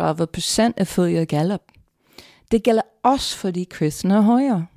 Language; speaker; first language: Danish; non-native, fluent; English